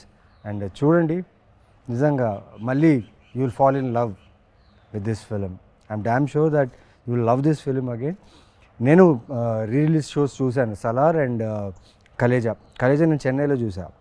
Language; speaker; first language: Telugu; native; Telugu